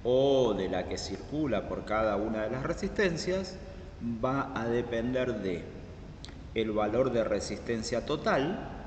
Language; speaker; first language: Spanish; native; Spanish